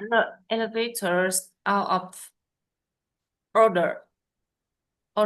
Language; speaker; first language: English; non-native, learner; Vietnamese